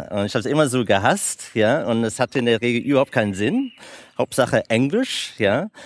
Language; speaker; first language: German; non-native, fluent; English